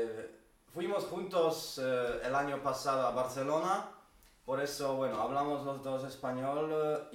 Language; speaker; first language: Spanish; non-native, fluent; Polish